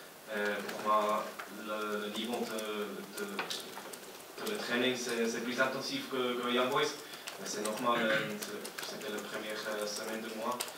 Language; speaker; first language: French; non-native, learner; German